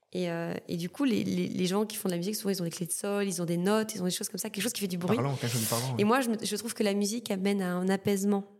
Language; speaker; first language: French; native; French